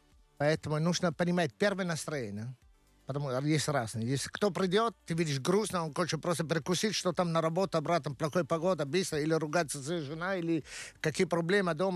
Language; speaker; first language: Russian; non-native, learner; Italian